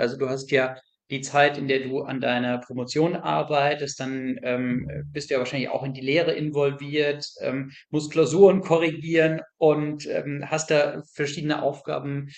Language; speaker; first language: German; native; German